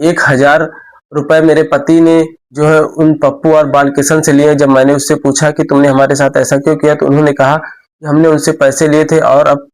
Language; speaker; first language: Hindi; native; Hindi